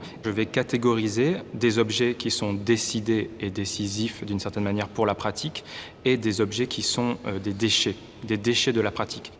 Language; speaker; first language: French; native; French